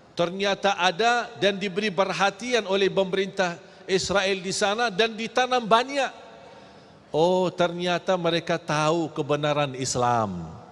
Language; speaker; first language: Malay; non-native, fluent; Arabic